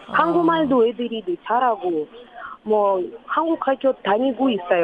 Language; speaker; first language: Korean; non-native, learner; Russian